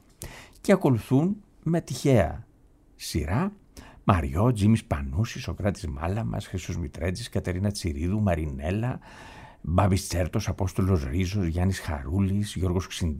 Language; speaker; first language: Greek; native; Greek